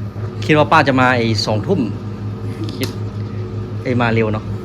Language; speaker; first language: Thai; native; Thai